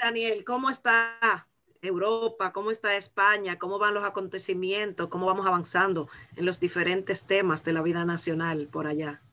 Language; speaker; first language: Spanish; native; Spanish